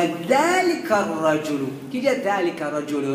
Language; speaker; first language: Arabic; non-native, fluent; Morisyen